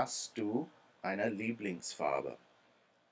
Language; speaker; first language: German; non-native, fluent; English